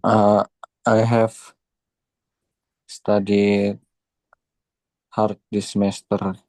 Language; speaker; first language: English; non-native, learner; Indonesian